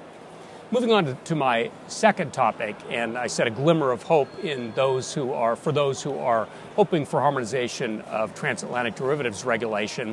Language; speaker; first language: English; native; English